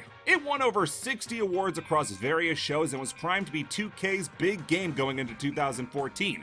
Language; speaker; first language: English; native; English